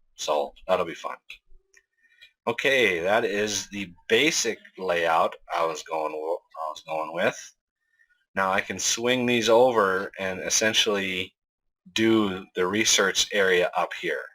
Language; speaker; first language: English; native; English